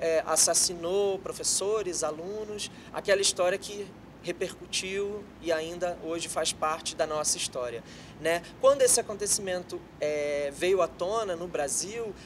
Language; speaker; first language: Portuguese; native; Portuguese